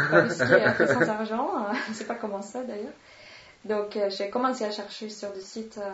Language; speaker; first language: French; non-native, fluent; Swedish